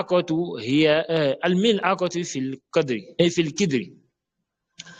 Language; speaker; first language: Arabic; non-native, fluent; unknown